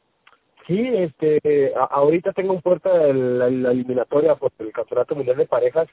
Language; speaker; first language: Spanish; native; Spanish